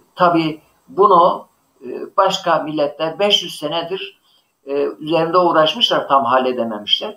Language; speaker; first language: Turkish; non-native, local second language; Zaza